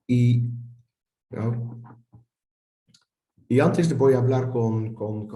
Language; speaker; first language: Spanish; non-native, fluent; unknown